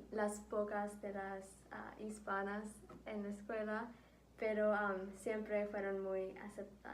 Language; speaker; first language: Spanish; early bilingual, heritage; Spanish